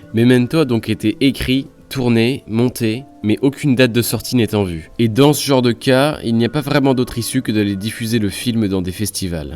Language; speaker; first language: French; native; French